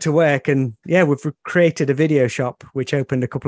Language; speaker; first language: English; native; English